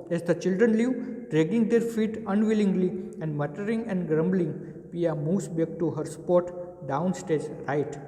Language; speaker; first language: English; non-native, local second language; Gujarati